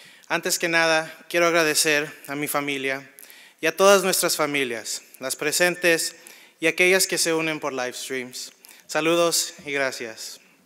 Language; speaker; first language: Spanish; early bilingual, heritage; Spanish